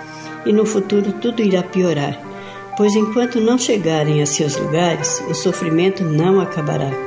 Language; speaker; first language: Portuguese; native; Portuguese